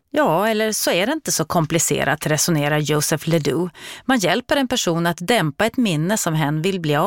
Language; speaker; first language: Swedish; native; Swedish